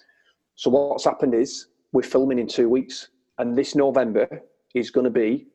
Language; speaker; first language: English; native; English